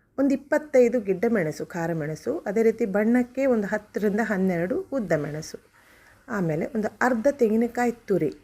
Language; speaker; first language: Kannada; non-native, local second language; Konkani